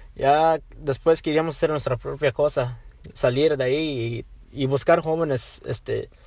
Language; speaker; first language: Spanish; early bilingual, heritage; Spanish